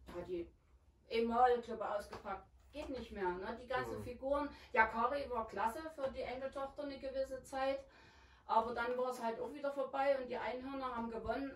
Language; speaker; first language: German; native; German